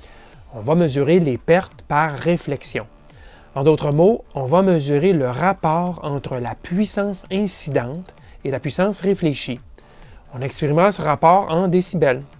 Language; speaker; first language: French; native; French